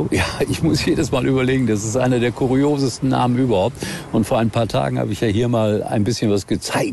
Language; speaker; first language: German; native; German